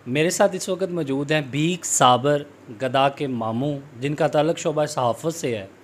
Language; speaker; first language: Urdu; non-native, local second language; Punjabi